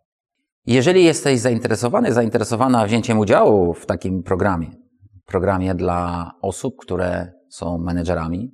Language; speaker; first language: Polish; native; Polish